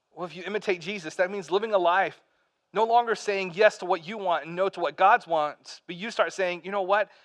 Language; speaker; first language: English; native; English